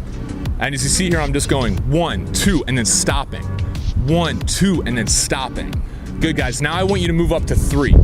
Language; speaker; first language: English; native; English